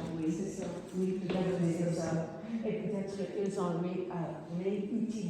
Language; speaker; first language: French; non-native, learner; English